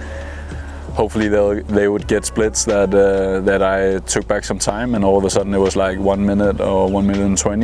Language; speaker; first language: English; non-native, fluent; Danish